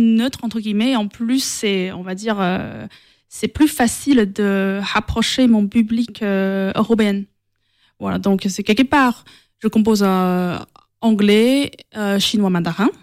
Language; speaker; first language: French; non-native, fluent; Chinese